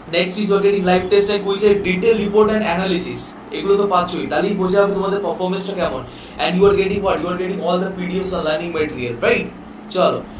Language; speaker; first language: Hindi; non-native, local second language; Bangla